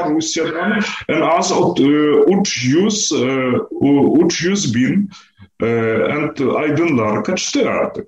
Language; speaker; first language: Turkish; non-native, fluent; Ukrainian